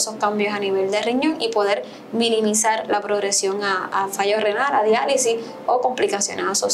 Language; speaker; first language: Spanish; native; Spanish